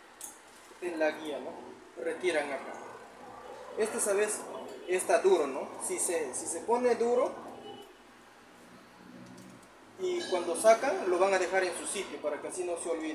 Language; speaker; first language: Spanish; native; Spanish